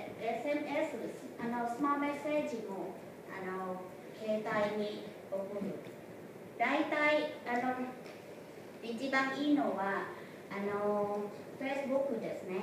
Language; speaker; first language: Japanese; non-native, fluent; Thai